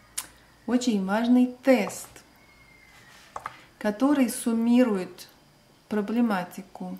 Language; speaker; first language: Russian; non-native, local second language; Latvian